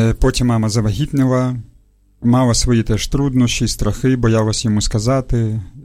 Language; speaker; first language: Ukrainian; early bilingual, other home language; Russian